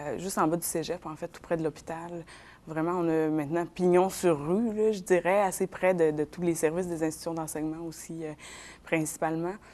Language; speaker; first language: French; non-native, local second language; Innu-aimun